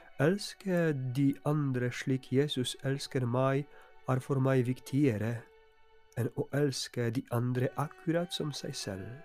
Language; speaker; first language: Norwegian; non-native, fluent; Polish